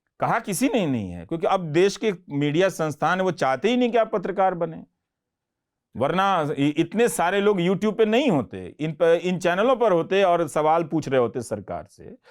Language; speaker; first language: Hindi; non-native, local second language; Bhojpuri